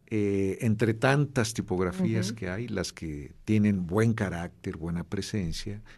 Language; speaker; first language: Spanish; native; Spanish